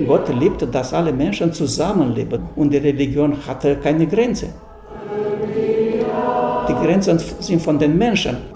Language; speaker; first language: German; non-native, fluent; Romanian